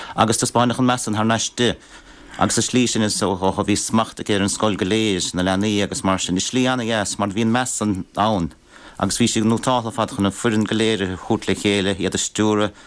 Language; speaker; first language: Irish; native; Irish